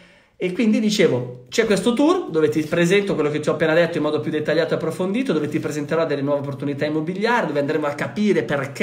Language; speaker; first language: Italian; native; Italian